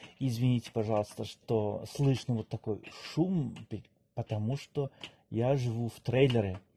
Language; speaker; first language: Russian; non-native, learner; German